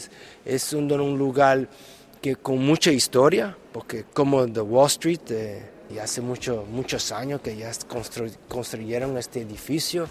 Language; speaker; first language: Spanish; early bilingual, heritage; Spanish